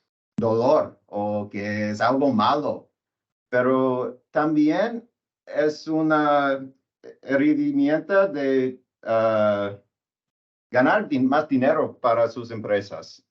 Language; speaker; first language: Spanish; non-native, learner; English